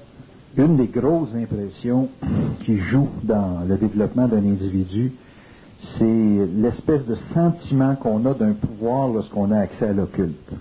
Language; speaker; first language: French; native; French